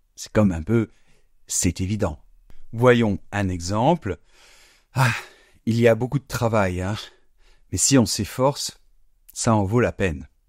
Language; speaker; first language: French; native; French